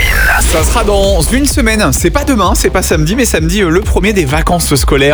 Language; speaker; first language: French; native; French